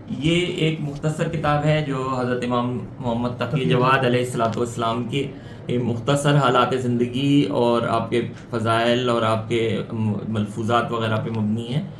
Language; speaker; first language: Urdu; native; Urdu